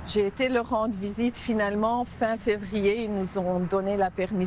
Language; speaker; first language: French; non-native, local second language; Arabic